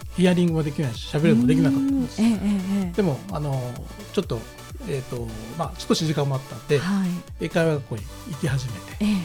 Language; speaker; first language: Japanese; native; Japanese